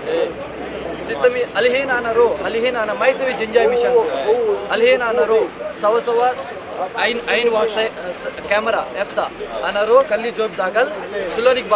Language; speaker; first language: Arabic; non-native, learner; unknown